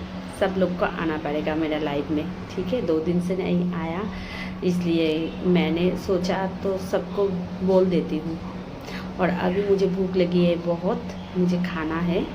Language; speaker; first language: Hindi; non-native, local second language; Bangla